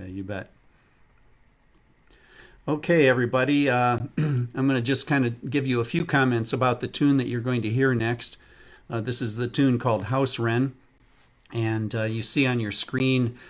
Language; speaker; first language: English; native; English